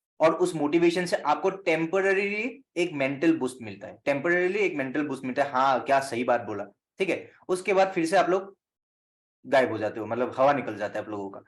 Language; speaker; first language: Hindi; non-native, local second language; Assamese